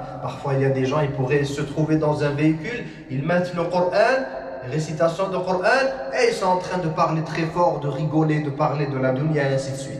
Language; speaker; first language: French; non-native, local second language; Arabic